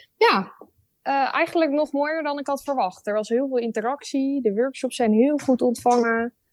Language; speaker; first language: Dutch; native; Dutch